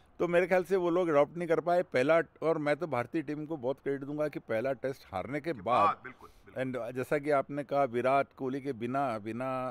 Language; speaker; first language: Hindi; native; Hindi